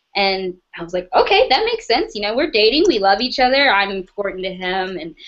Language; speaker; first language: English; native; English